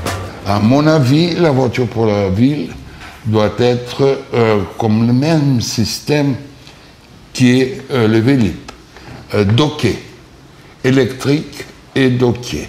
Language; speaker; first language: French; non-native, fluent; Portuguese